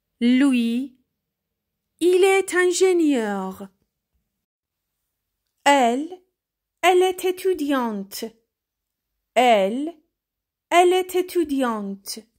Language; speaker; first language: French; non-native, fluent; Persian